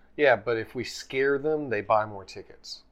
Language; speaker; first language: English; native; English